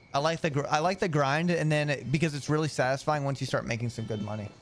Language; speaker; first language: English; native; English